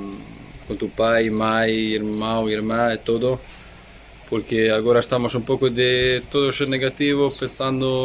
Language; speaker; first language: Portuguese; non-native, learner; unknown